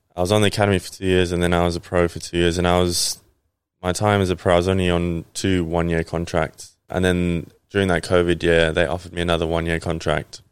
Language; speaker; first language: English; native; English